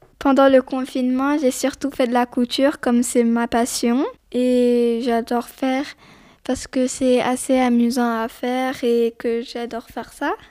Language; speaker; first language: French; early bilingual, other home language; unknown